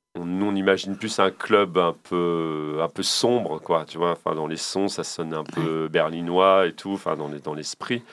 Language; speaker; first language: French; native; French